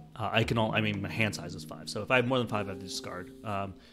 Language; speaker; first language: English; native; English